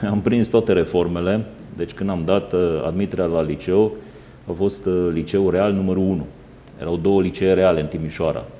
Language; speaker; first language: Romanian; native; Romanian